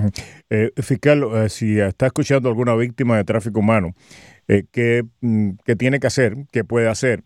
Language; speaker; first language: Spanish; native; Spanish